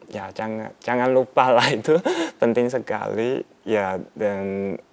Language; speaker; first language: Indonesian; non-native, fluent; Chinese